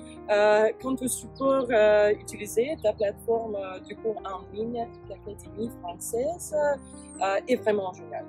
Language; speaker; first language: French; non-native, fluent; English